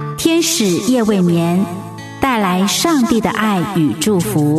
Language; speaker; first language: Chinese; native; Chinese